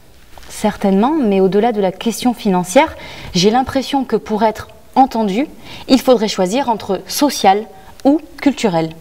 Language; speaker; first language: French; native; French